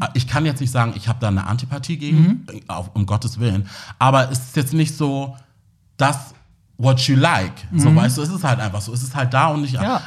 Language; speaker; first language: German; native; German